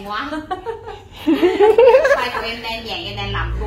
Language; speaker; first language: Vietnamese; non-native, learner; Thai